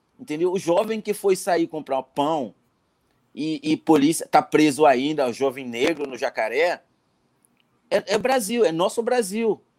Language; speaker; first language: Portuguese; non-native, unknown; Haitian Creole